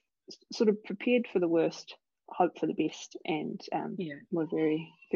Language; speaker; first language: English; native; English